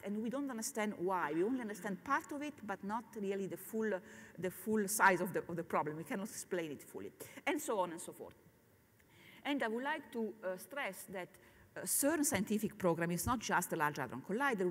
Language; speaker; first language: English; non-native, fluent; Italian